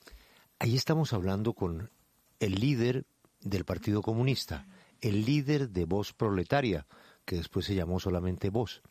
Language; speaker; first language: Spanish; native; Spanish